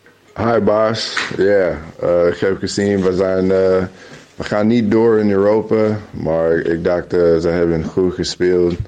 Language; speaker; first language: Dutch; non-native, learner; English